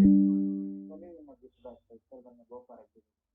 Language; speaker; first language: English; non-native, local second language; Kannada